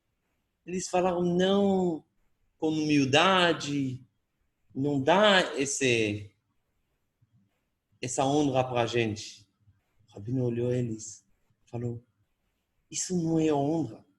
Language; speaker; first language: Portuguese; non-native, fluent; Hebrew